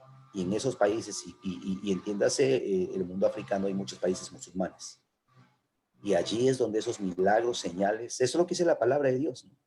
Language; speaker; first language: Spanish; native; Spanish